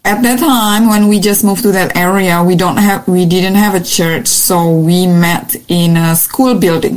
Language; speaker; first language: English; non-native, fluent; Indonesian